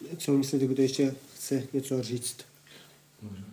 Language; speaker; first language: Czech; non-native, fluent; Russian